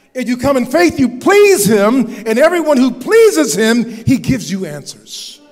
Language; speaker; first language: English; native; English